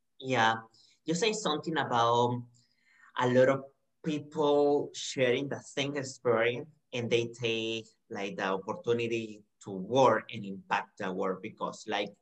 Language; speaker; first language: English; non-native, learner; Spanish